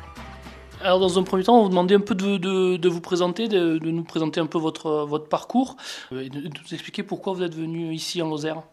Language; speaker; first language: French; native; French